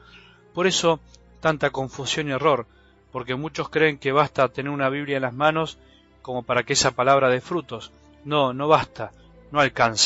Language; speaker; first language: Spanish; native; Spanish